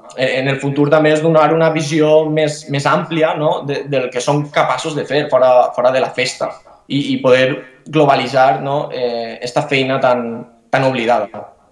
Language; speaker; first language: Catalan; native; Catalan